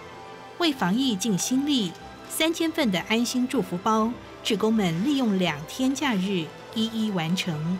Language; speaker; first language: Chinese; native; Chinese